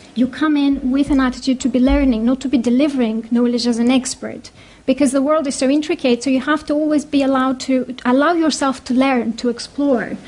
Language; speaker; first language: English; non-native, fluent; Greek